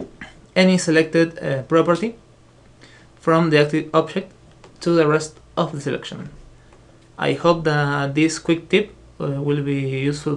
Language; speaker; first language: English; non-native, fluent; Spanish